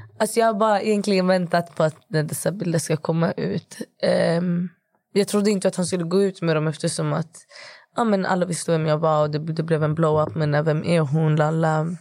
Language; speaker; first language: Swedish; early bilingual, other home language; Kurdish